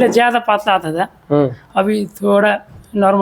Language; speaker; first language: Hindi; non-native, learner; Nepali